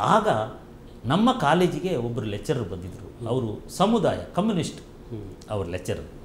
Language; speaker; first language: Kannada; non-native, local second language; Kodava